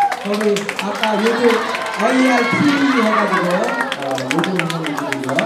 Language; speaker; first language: Korean; native; Korean